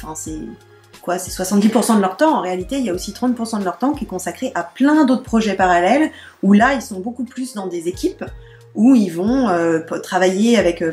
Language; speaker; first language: French; native; French